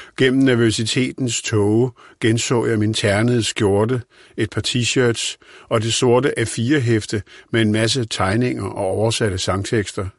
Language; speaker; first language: Danish; native; Danish